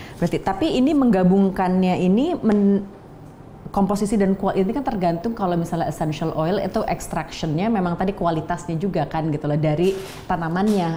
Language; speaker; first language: Indonesian; native; Indonesian